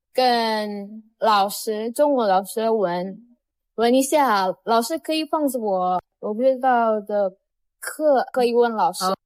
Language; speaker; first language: Chinese; non-native, learner; Indonesian